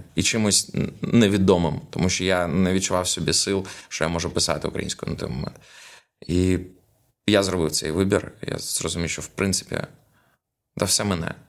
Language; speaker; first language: Ukrainian; non-native, local second language; Russian